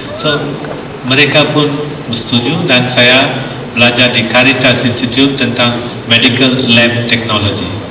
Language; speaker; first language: Malay; non-native, local second language; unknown